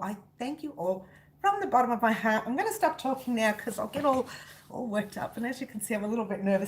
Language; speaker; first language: English; native; English